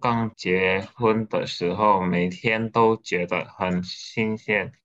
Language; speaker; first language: Chinese; non-native, fluent; Indonesian